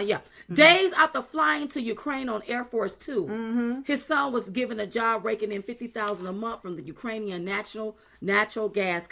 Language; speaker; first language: English; native; English